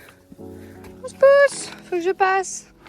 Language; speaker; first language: French; native; French